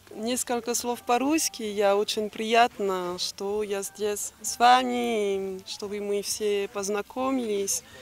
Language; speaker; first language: Russian; non-native, learner; French